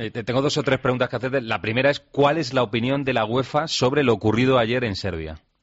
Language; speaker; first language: Spanish; native; Spanish